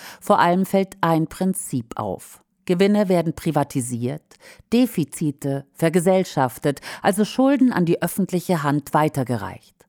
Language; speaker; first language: German; native; German